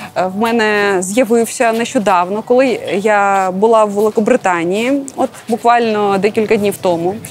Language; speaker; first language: Ukrainian; non-native, local second language; Russian